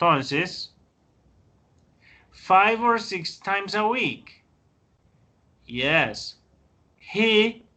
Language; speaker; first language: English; non-native, fluent; Spanish